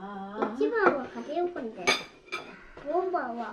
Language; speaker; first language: Japanese; native; Japanese